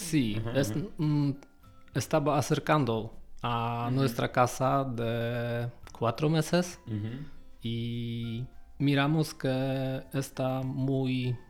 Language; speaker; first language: Spanish; non-native, learner; Polish